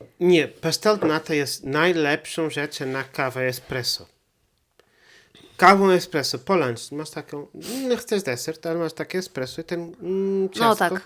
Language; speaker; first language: Polish; non-native, learner; Portuguese